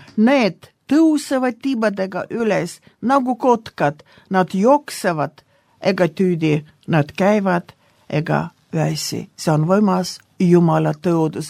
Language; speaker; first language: Estonian; non-native, local second language; Russian